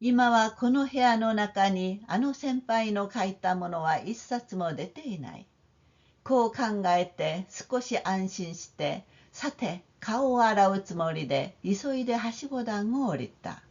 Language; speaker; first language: Japanese; non-native, fluent; Korean